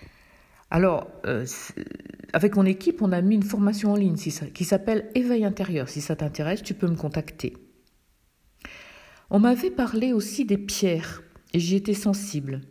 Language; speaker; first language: French; native; French